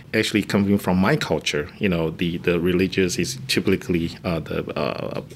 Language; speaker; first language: English; non-native, fluent; Chinese